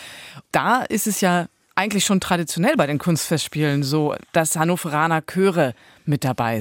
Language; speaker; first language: German; native; German